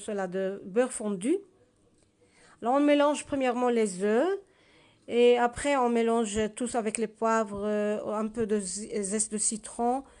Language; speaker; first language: French; non-native, learner; Spanish